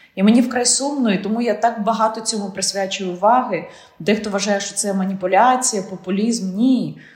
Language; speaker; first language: Ukrainian; non-native, local second language; Russian